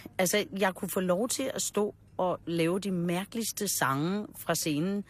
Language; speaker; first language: Danish; native; Danish